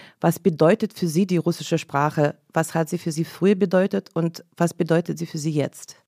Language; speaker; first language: German; non-native, fluent; Russian